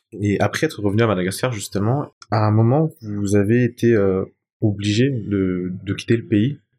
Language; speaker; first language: French; non-native, local second language; Malagasy